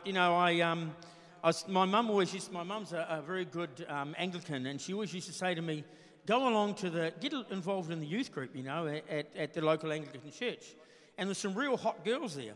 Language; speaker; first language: English; native; English